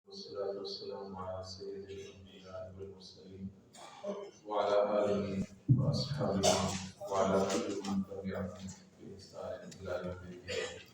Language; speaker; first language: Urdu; non-native, local second language; Punjabi